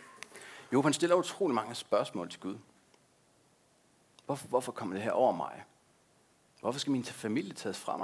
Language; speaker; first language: Danish; native; Danish